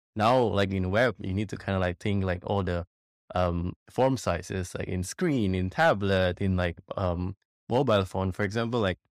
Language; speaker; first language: English; non-native, fluent; Indonesian